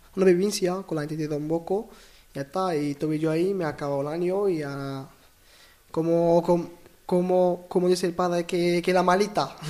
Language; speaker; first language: Spanish; non-native, learner; Arabic